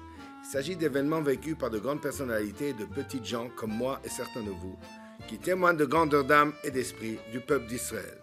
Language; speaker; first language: French; native; French